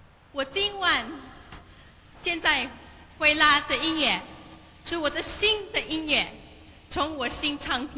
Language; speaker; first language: Chinese; non-native, learner; English